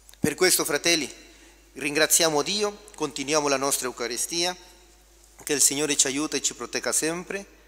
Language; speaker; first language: Italian; non-native, fluent; Spanish